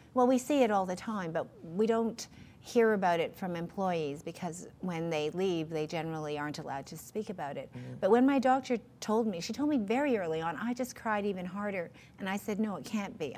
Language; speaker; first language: English; native; English